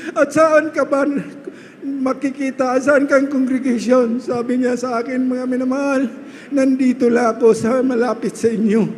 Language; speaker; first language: Filipino; non-native, local second language; Cebuano